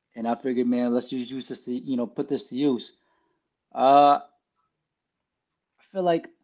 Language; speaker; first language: English; early bilingual, other home language; Filipino